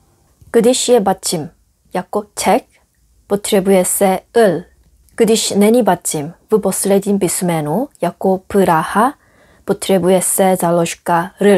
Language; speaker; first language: Czech; non-native, fluent; Korean